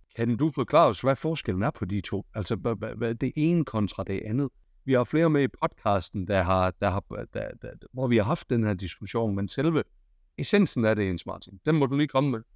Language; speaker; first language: Danish; native; Danish